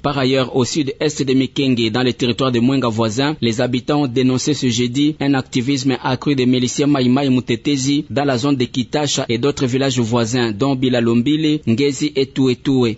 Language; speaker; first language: French; non-native, local second language; Swahili